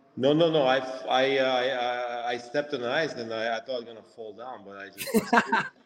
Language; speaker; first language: English; non-native, fluent; Lithuanian